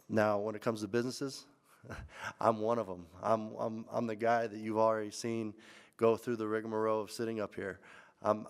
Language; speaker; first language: English; native; English